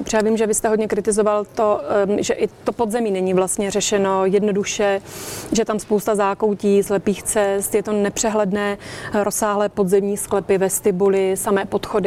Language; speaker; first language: Czech; native; Czech